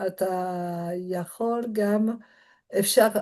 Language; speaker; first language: Hebrew; non-native, learner; French